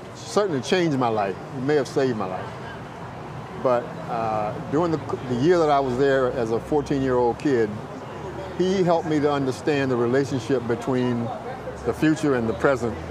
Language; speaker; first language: English; native; English